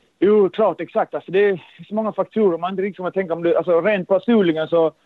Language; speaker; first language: Swedish; early bilingual, other home language; Kurdish